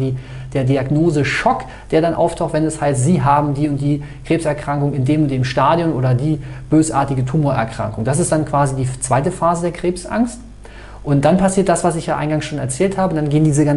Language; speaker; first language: German; native; German